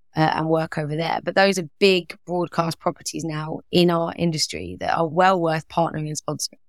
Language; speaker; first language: English; native; English